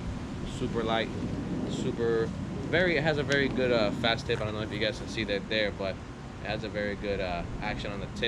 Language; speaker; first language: English; native; English